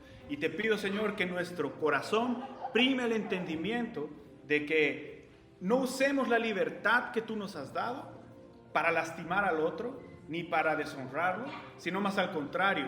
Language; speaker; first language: Spanish; native; Spanish